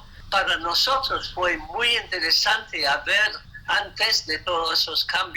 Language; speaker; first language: Spanish; non-native, fluent; English